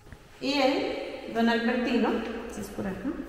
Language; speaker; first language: Spanish; native; Spanish